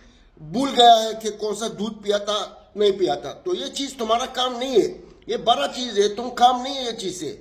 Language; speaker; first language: Hindi; non-native, learner; Arabic